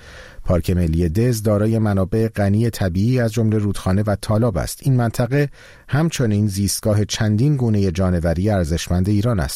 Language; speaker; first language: Persian; native; Persian